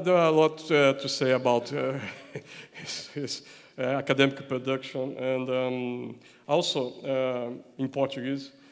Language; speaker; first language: English; non-native, learner; Portuguese